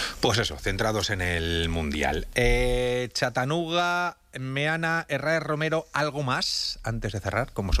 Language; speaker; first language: Spanish; native; Spanish